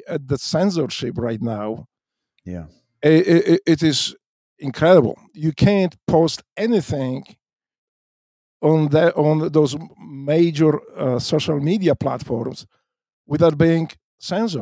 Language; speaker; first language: English; non-native, fluent; Polish